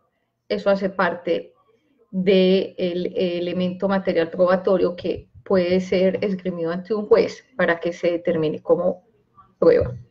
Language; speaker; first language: Spanish; native; Spanish